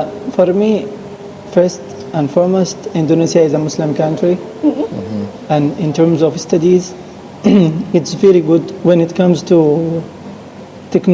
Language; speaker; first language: English; non-native, fluent; Arabic